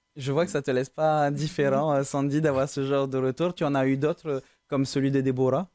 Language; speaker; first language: French; native; French